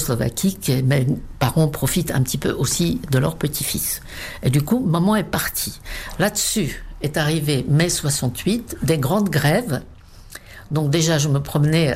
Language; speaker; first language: French; non-native, fluent; Czech